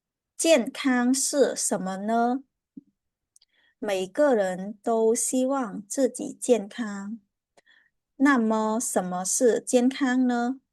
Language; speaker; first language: Chinese; non-native, fluent; Khmer